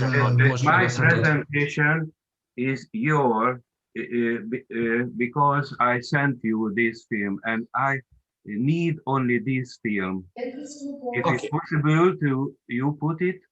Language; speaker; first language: English; non-native, learner; Hungarian